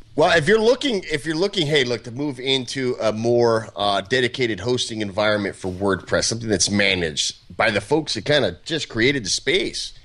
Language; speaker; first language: English; native; English